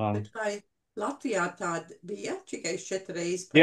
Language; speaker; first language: Latvian; early bilingual, heritage; Latvian